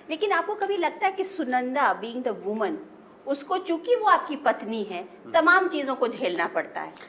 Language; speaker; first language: Hindi; native; Hindi